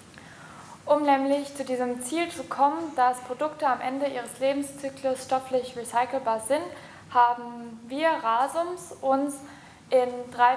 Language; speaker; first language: German; native; German